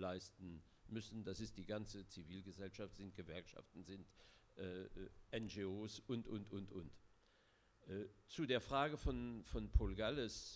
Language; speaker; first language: German; non-native, local second language; Luxembourgish